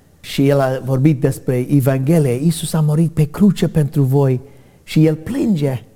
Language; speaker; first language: Romanian; non-native, learner; English